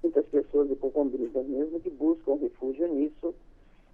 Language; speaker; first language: Portuguese; native; Portuguese